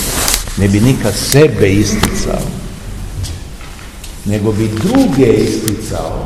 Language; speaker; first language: Serbian; native; Serbian